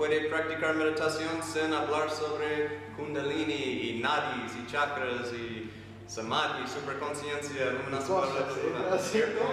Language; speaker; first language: Spanish; non-native, fluent; English